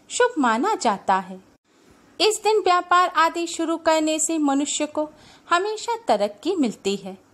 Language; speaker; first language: Hindi; native; Hindi